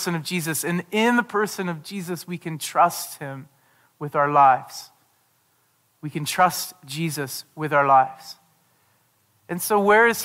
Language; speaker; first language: English; native; English